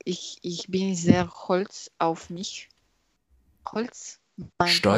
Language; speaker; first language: German; non-native, learner; French